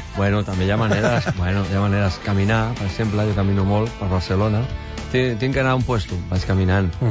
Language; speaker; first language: Catalan; non-native, local second language; Spanish